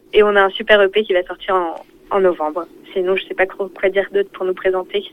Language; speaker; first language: French; early bilingual, other home language; Portuguese